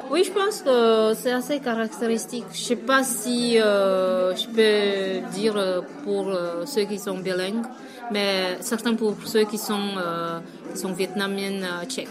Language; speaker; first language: French; non-native, fluent; Vietnamese